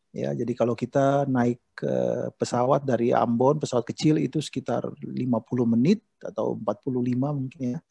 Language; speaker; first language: Indonesian; native; Indonesian